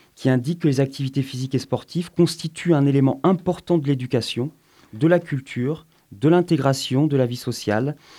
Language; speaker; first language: French; native; French